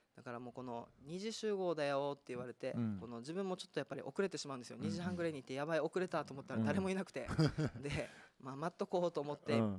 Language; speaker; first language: Japanese; native; Japanese